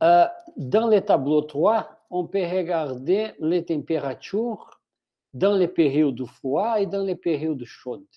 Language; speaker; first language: French; non-native, fluent; Portuguese